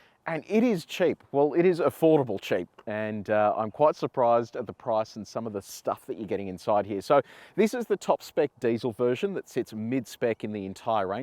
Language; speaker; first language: English; native; English